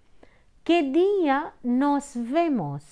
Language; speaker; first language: Spanish; non-native, fluent; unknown